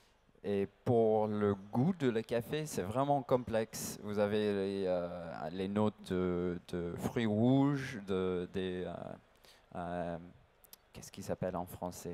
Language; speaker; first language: French; non-native, learner; English